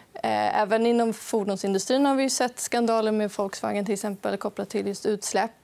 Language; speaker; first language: Swedish; native; Swedish